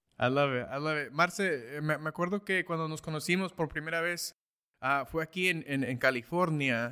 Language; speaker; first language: Spanish; early bilingual, heritage; Spanish